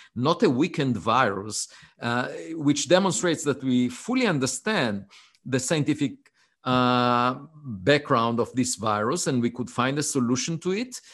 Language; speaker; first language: English; non-native, fluent; Hebrew